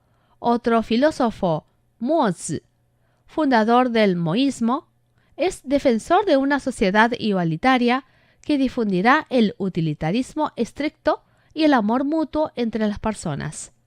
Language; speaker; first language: Spanish; non-native, fluent; Chinese